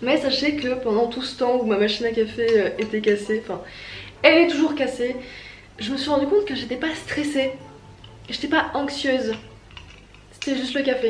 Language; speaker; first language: French; native; French